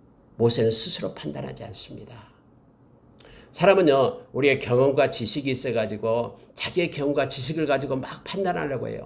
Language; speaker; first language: Korean; native; Korean